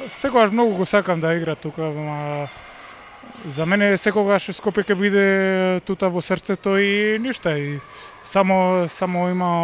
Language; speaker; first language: Macedonian; non-native, learner; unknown